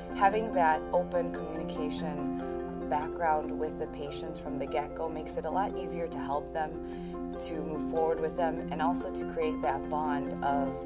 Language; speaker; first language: English; native; English